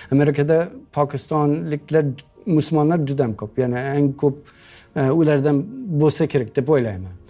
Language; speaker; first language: Uzbek; non-native, fluent; English